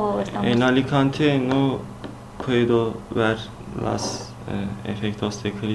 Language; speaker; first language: Spanish; non-native, learner; Turkish